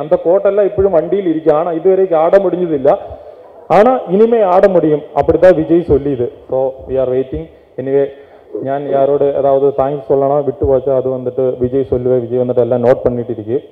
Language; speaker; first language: Tamil; non-native, learner; Malayalam